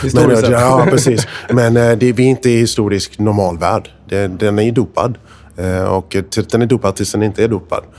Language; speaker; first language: Swedish; non-native, fluent; English